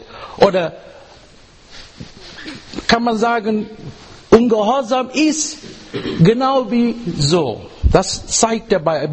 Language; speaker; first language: German; non-native, learner; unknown